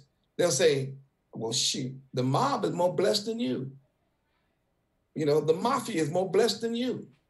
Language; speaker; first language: English; native; English